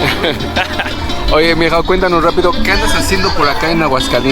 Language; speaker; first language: Spanish; native; Spanish